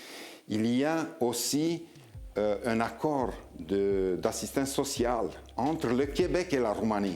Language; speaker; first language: French; non-native, fluent; Romanian